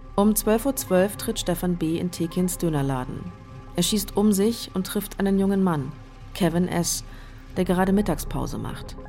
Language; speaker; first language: German; native; German